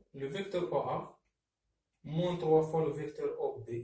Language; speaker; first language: French; non-native, local second language; Arabic